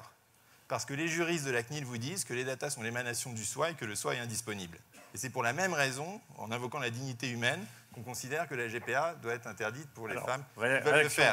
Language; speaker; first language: French; native; French